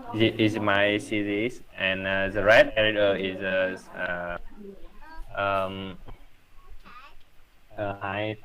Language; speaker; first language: English; non-native, learner; Vietnamese